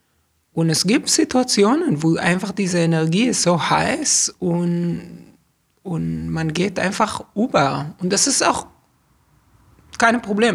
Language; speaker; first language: German; non-native, fluent; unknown